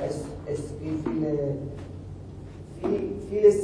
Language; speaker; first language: German; non-native, learner; Spanish